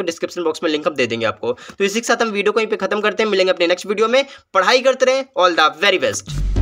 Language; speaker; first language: Hindi; native; Hindi